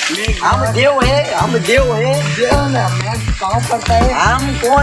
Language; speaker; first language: Hindi; non-native, local second language; Konkani